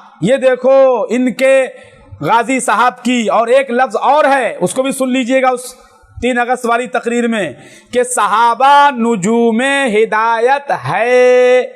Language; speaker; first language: Urdu; native; Urdu